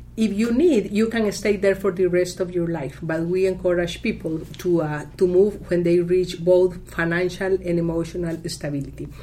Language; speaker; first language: English; non-native, fluent; Spanish